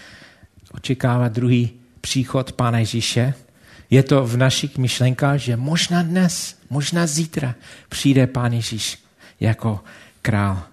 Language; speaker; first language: Czech; non-native, fluent; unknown